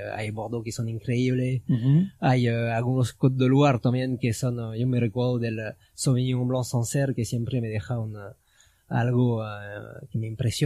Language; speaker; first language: Spanish; non-native, fluent; French